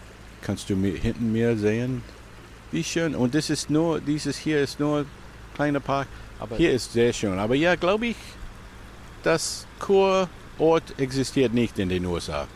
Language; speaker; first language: German; non-native, learner; English